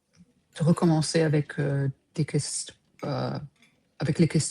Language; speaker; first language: French; non-native, fluent; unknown